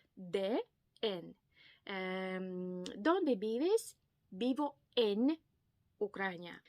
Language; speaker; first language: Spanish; non-native, fluent; Ukrainian